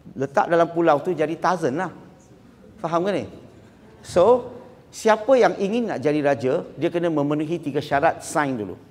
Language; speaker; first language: Malay; non-native, local second language; Chinese